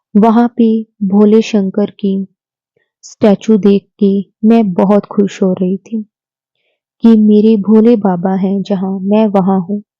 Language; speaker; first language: Hindi; native; Hindi